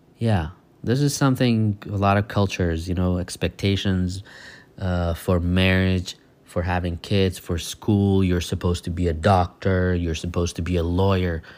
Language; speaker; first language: English; non-native, fluent; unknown